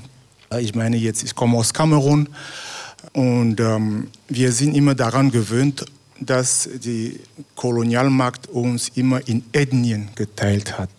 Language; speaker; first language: German; non-native, fluent; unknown